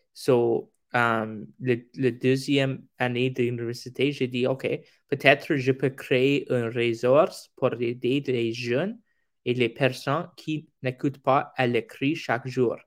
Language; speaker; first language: French; non-native, local second language; English